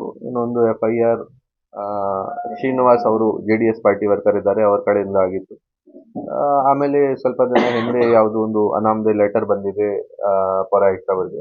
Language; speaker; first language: Kannada; non-native, fluent; Hindi